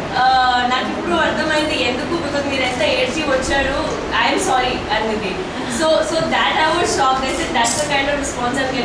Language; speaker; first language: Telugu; non-native, local second language; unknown